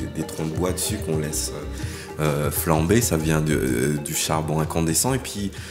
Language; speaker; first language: French; native; French